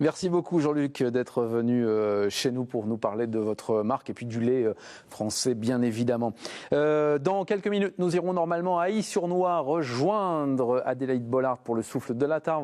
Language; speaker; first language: French; native; French